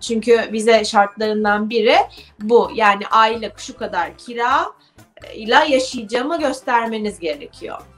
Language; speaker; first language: Turkish; native; Turkish